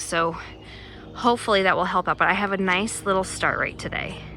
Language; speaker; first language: English; native; English